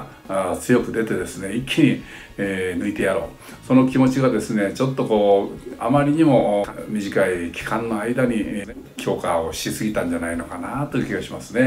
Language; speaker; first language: Japanese; native; Japanese